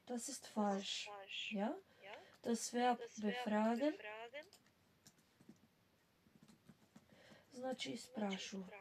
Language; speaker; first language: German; non-native, fluent; Macedonian